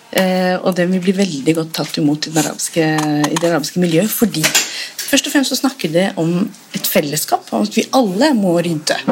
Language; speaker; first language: Norwegian; non-native, fluent; Arabic